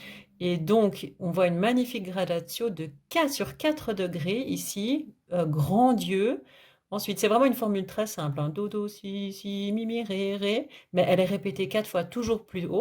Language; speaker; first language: French; native; French